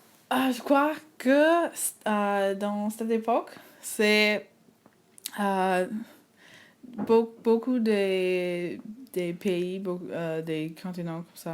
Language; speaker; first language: French; non-native, learner; English